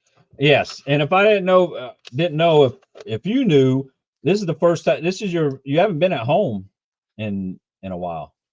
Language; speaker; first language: English; native; English